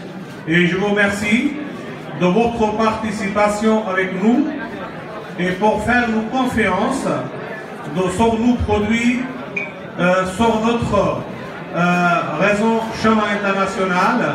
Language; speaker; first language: French; non-native, learner; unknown